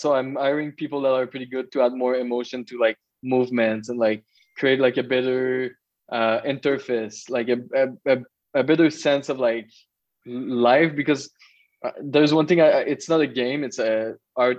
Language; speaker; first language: English; native; English